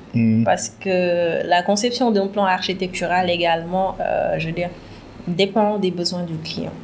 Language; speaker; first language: French; non-native, local second language; Wolof